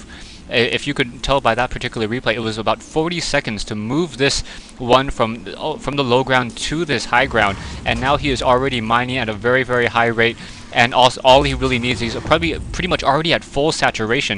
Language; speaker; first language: English; native; English